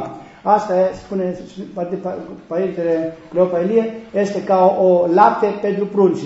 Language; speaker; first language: Romanian; non-native, learner; Greek